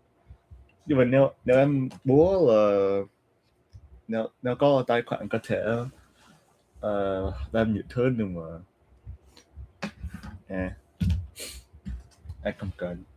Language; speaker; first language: Vietnamese; non-native, learner; English